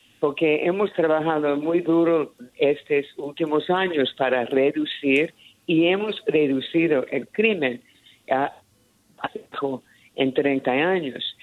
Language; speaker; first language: Spanish; early bilingual, heritage; Spanish